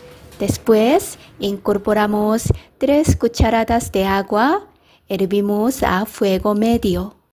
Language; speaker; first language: Spanish; non-native, fluent; Korean